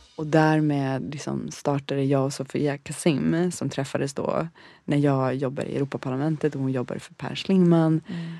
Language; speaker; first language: Swedish; early bilingual, other home language; Bosnian